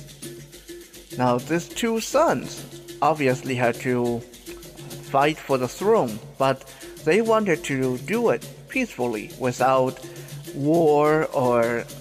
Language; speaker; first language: English; non-native, fluent; Chinese